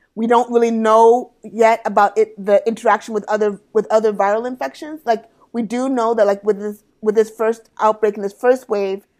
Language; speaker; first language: English; native; English